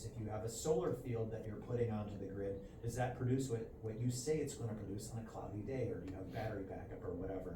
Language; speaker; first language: English; native; English